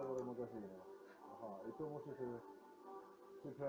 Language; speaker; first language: Polish; non-native, learner; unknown